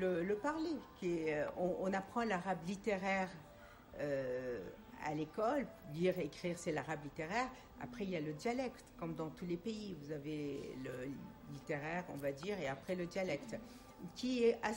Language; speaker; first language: French; non-native, local second language; Armenian